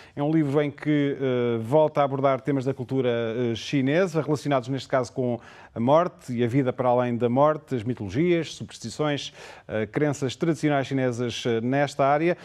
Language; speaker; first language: Portuguese; native; Portuguese